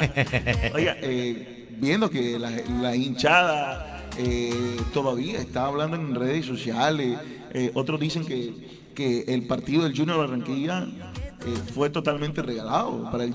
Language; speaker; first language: Spanish; native; Spanish